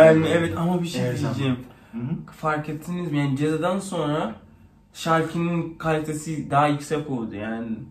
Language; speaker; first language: Turkish; non-native, learner; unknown